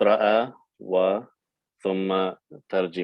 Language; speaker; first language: Arabic; non-native, fluent; English